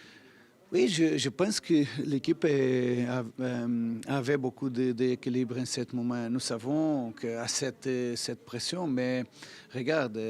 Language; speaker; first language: French; non-native, fluent; Portuguese